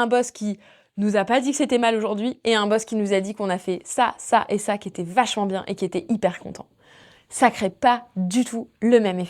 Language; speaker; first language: French; native; French